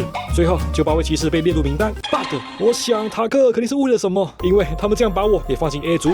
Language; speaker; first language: Chinese; native; Chinese